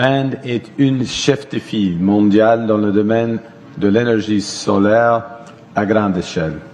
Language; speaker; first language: French; non-native, local second language; English